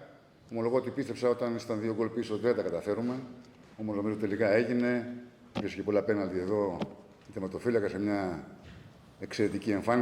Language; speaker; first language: Greek; native; Greek